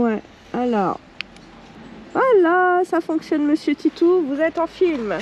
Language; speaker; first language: French; native; French